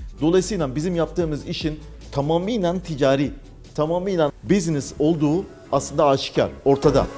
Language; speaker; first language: Turkish; native; Turkish